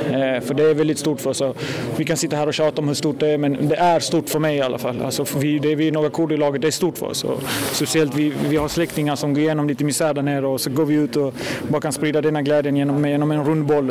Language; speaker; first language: Swedish; early bilingual, other home language; Kurdish